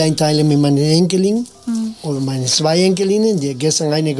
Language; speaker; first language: German; non-native, fluent; Spanish